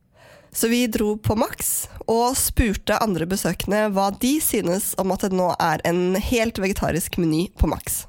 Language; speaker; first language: Norwegian; native; Norwegian